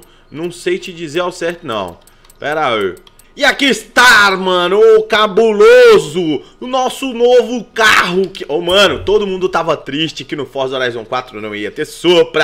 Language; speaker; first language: Portuguese; native; Portuguese